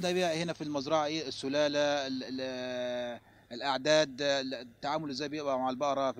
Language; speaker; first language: Arabic; native; Arabic